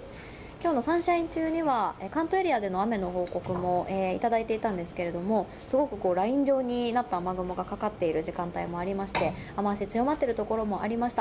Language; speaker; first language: Japanese; native; Japanese